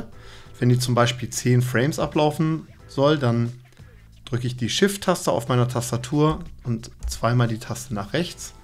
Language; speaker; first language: German; native; German